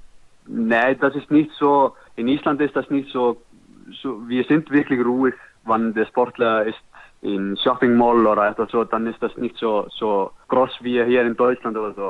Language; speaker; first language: German; non-native, learner; Icelandic